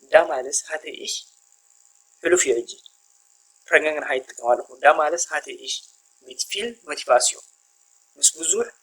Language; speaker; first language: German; non-native, fluent; Tigrinya